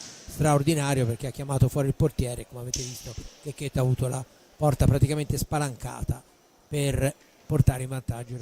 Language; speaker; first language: Italian; native; Italian